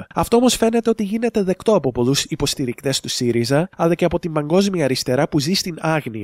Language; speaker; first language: Greek; native; Greek